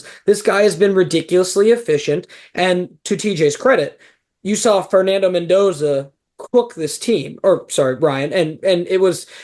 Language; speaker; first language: English; native; English